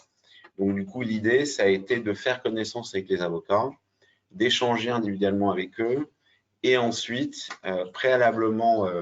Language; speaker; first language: French; native; French